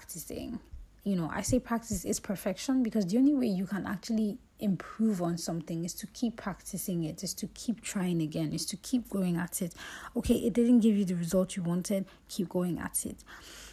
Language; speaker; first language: English; non-native, local second language; Yoruba